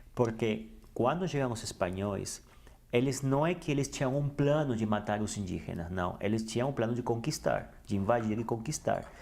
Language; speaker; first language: Portuguese; non-native, fluent; Spanish